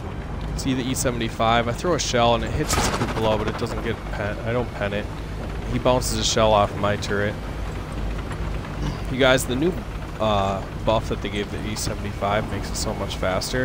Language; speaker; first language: English; native; English